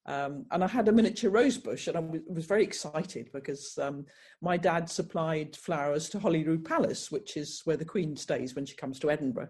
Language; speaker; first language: English; native; English